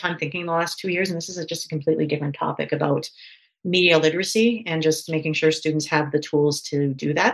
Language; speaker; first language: English; native; English